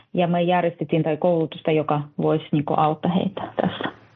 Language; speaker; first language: Finnish; non-native, fluent; Russian